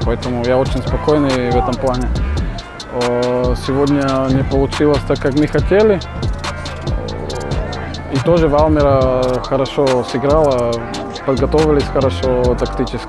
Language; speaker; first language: Russian; non-native, fluent; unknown